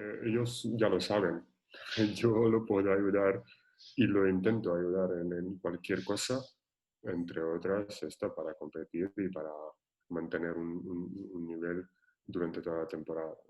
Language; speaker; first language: Spanish; non-native, fluent; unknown